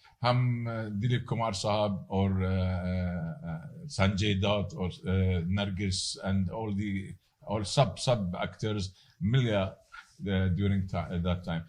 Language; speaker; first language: Hindi; non-native, learner; Arabic